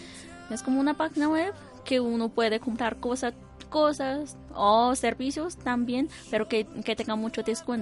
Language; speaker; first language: Spanish; non-native, fluent; Chinese